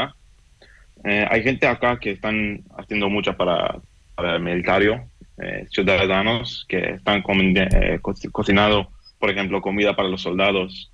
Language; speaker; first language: Spanish; non-native, fluent; Hebrew